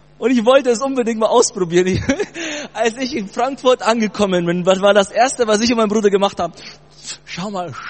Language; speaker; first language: German; early bilingual, other home language; Portuguese